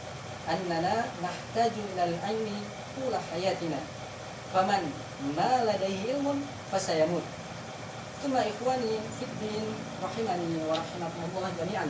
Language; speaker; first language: Arabic; non-native, learner; Indonesian